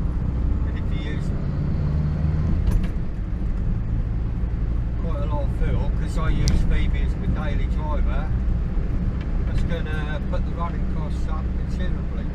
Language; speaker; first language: English; native; English